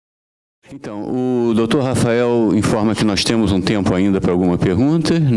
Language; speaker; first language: Portuguese; native; Portuguese